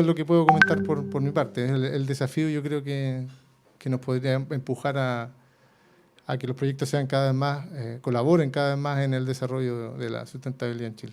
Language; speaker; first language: Spanish; native; Spanish